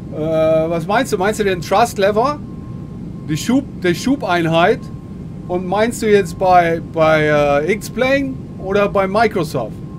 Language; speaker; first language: English; non-native, learner; German